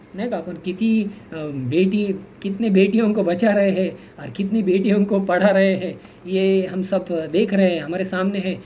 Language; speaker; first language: Hindi; non-native, local second language; Marathi